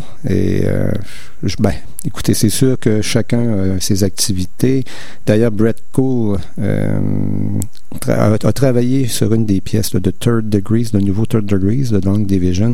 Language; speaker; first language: French; native; French